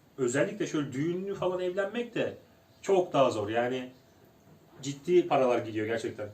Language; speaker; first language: Turkish; native; Turkish